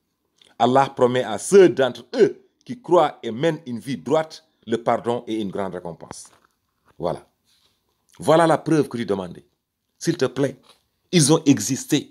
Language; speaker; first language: French; native; French